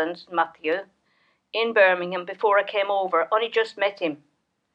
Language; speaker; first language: English; native; English